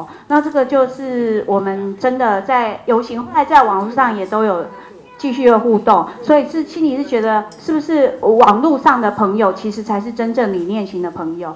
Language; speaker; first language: Chinese; native; Chinese